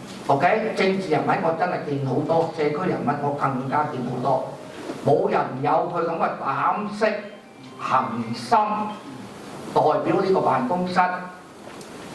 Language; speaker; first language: Cantonese; native; Cantonese